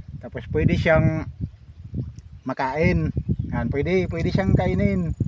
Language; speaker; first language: Filipino; non-native, local second language; Surigaonon